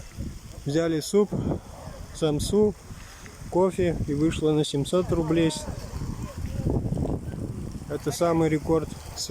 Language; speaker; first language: Russian; native; Russian